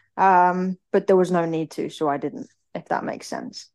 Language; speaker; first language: English; native; English